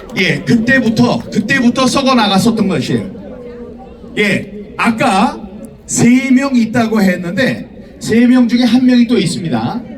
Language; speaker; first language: Korean; native; Korean